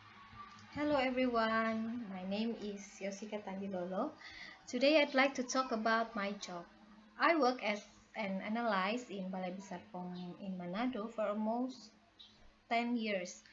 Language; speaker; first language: English; non-native, learner; Indonesian